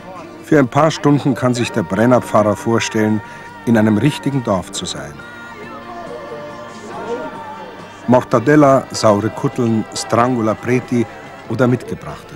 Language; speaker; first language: German; native; German